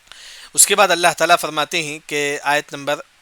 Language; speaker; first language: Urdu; non-native, local second language; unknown